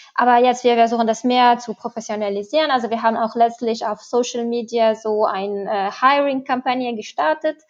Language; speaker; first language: German; non-native, fluent; Arabic